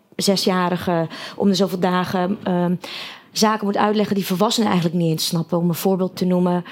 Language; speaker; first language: Dutch; early bilingual, other home language; Russian